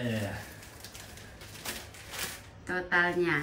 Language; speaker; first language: Indonesian; native; Indonesian